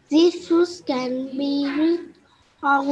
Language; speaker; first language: English; non-native, learner; Vietnamese